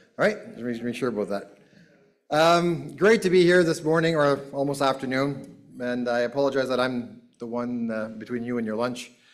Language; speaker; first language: English; native; English